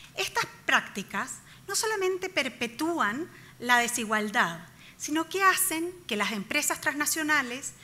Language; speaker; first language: Spanish; native; Spanish